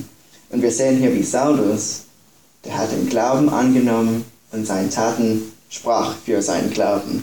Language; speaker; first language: German; non-native, fluent; English